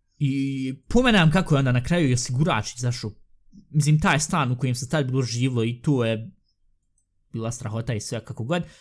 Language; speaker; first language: Bosnian; early bilingual, heritage; Bosnian